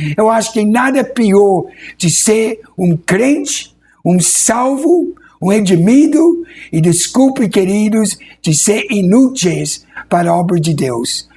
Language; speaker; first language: Portuguese; non-native, fluent; English